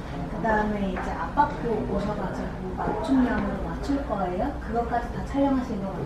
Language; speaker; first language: Korean; native; Korean